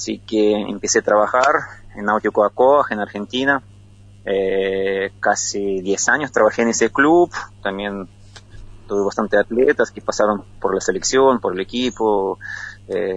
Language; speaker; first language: Spanish; non-native, fluent; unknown